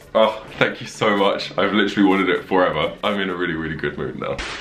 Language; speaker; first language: English; native; English